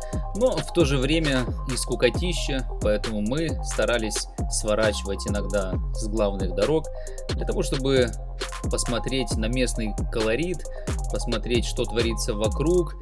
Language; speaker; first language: Russian; native; Russian